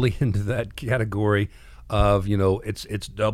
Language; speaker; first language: English; native; English